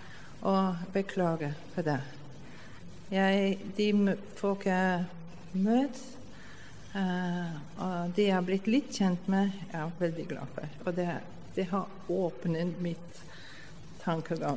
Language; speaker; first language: Norwegian; non-native, fluent; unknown